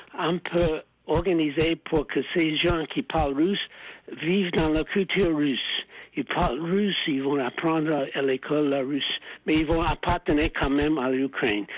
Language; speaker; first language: French; non-native, fluent; English